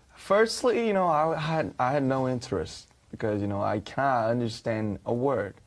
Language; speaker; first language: English; non-native, fluent; Korean